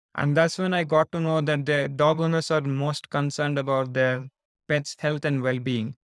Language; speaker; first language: English; non-native, local second language; Telugu